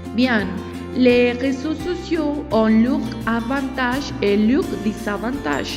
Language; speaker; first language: French; non-native, learner; Spanish